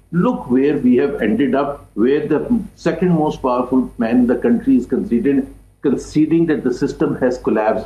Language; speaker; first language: English; non-native, local second language; Urdu